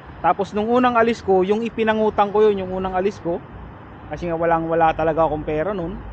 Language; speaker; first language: Filipino; non-native, local second language; Bikol